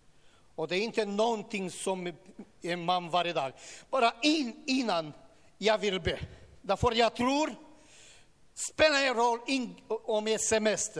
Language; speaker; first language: Swedish; non-native, learner; Romanian